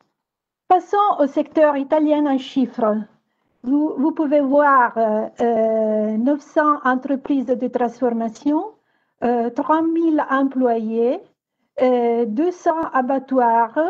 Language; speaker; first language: French; non-native, fluent; Italian